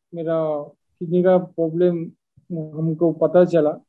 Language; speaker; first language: Hindi; non-native, local second language; Bangla